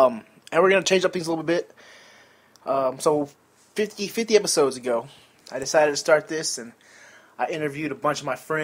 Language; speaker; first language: English; native; English